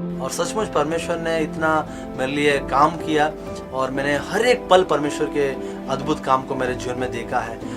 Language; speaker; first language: Hindi; non-native, local second language; Kannada